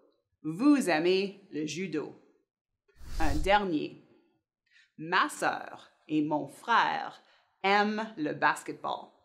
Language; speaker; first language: French; non-native, fluent; English